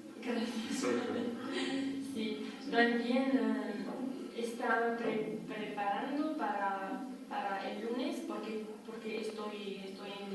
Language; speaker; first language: Spanish; non-native, learner; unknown